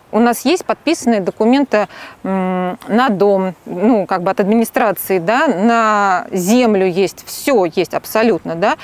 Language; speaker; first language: Russian; native; Russian